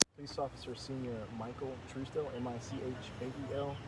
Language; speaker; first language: Spanish; native; Spanish